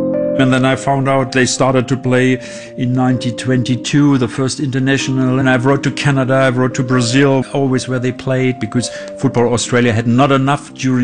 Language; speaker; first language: English; non-native, learner; German